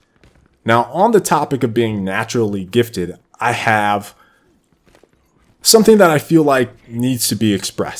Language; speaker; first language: English; native; English